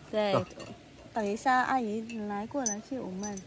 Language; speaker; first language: Chinese; non-native, learner; Vietnamese